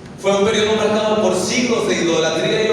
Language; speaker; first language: Spanish; native; Spanish